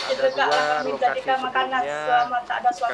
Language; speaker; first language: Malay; non-native, local second language; Achinese